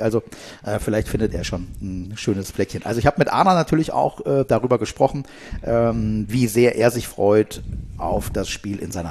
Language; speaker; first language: German; native; German